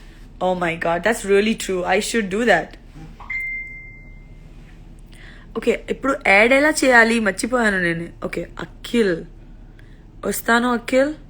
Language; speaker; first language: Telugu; non-native, local second language; Gujarati